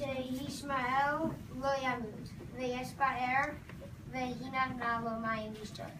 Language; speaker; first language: Hebrew; non-native, learner; English